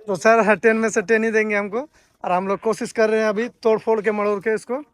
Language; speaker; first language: Hindi; non-native, local second language; Bangla